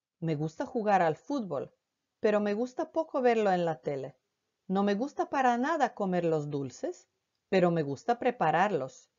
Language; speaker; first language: Spanish; non-native, fluent; Croatian